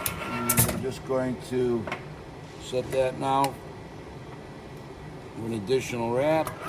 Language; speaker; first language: English; native; English